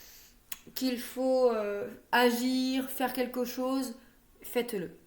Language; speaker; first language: French; native; French